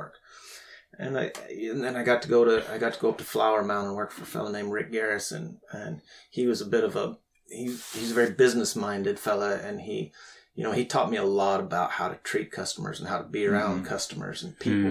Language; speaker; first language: English; native; English